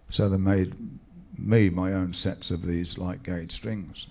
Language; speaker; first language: English; native; English